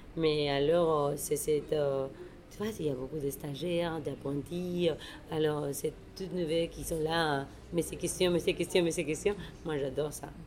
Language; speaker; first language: French; non-native, fluent; Spanish